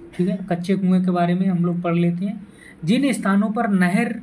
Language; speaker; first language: Hindi; native; Hindi